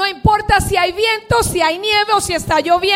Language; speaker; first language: Spanish; early bilingual, heritage; Spanish